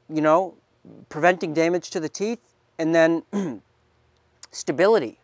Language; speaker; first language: English; native; English